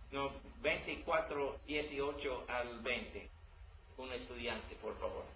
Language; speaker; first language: Spanish; non-native, learner; English